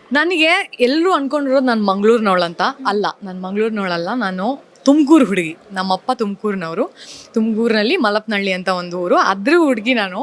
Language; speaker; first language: Kannada; native; Kannada